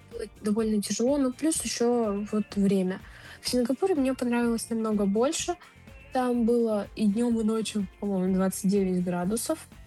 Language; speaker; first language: Russian; native; Russian